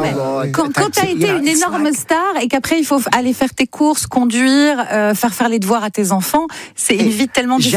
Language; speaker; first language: French; native; French